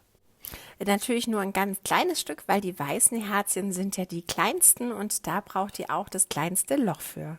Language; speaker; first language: German; native; German